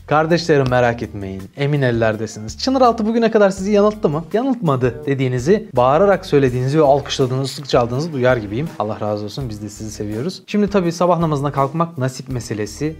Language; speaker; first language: Turkish; native; Turkish